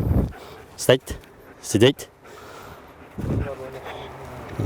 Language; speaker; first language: Russian; non-native, local second language; Kyrgyz